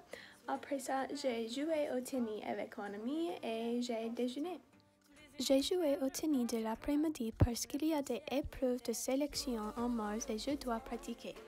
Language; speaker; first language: French; non-native, learner; English